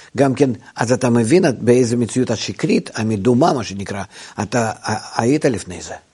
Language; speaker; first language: Hebrew; non-native, fluent; Russian